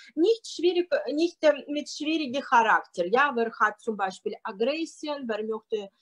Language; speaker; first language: German; non-native, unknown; Russian